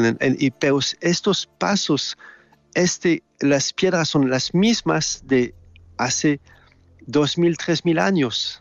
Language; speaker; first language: Spanish; non-native, learner; French